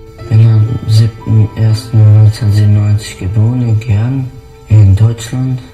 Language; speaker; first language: German; early bilingual, other home language; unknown